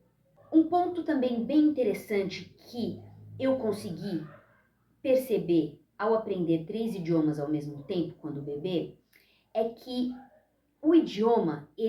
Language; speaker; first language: Portuguese; early bilingual, heritage; Portuguese